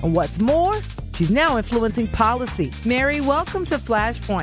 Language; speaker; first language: English; native; English